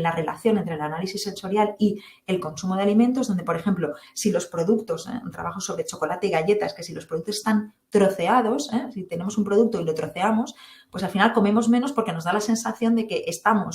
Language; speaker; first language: Spanish; native; Spanish